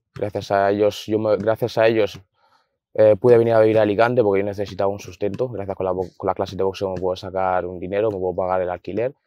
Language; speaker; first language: Spanish; early bilingual, other home language; Arabic